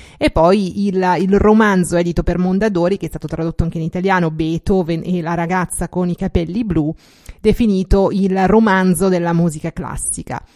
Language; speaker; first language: Italian; native; Italian